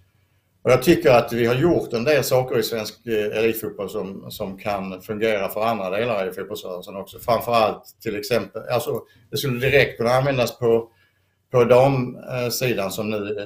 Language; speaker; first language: Swedish; native; Swedish